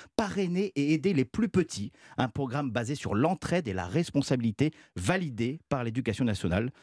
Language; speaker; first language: French; native; French